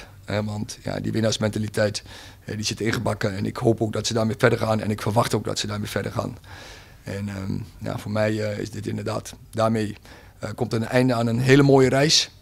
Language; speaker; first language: Dutch; native; Dutch